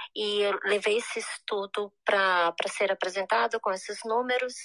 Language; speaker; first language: Portuguese; native; Portuguese